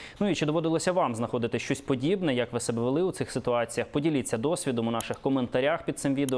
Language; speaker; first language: Ukrainian; native; Ukrainian